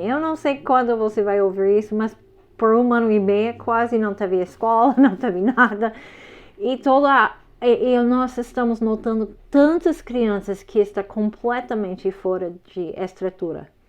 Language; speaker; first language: Portuguese; non-native, fluent; English